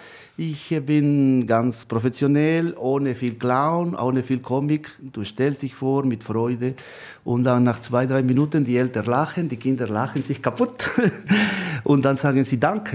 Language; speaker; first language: German; non-native, fluent; Spanish